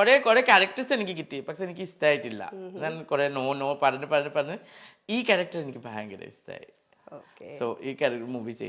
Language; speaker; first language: Malayalam; non-native, fluent; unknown